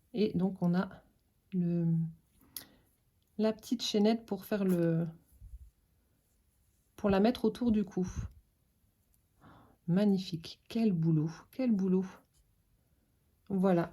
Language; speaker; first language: French; native; French